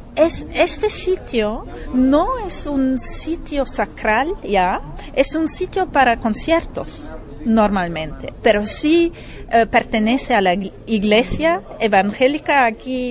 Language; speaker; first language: Spanish; non-native, fluent; German